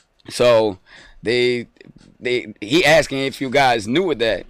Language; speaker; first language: English; non-native, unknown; Portuguese